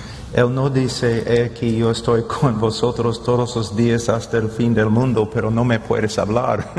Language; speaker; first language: Spanish; non-native, fluent; English